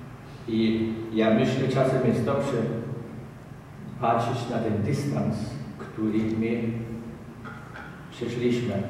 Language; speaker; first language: Polish; non-native, learner; German